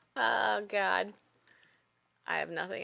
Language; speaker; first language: English; native; English